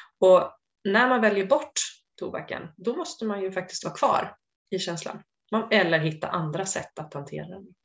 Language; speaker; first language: Swedish; native; Swedish